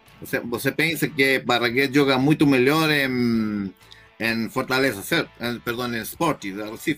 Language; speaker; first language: Portuguese; non-native, learner; Spanish